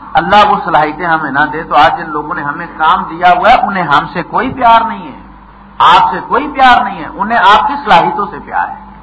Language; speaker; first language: Urdu; non-native, local second language; Punjabi